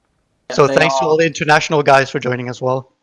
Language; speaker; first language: English; non-native, fluent; Danish